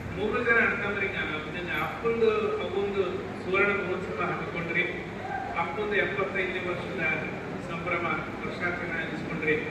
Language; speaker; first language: Kannada; native; Kannada